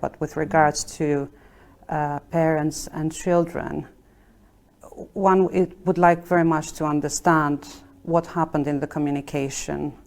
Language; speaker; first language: English; non-native, fluent; Albanian